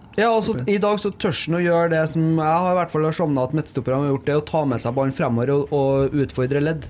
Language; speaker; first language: Norwegian; native; Norwegian